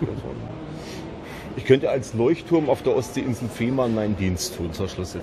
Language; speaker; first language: German; native; German